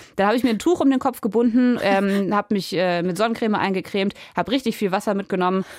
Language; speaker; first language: German; native; German